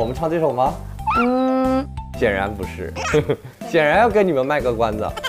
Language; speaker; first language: Chinese; native; Chinese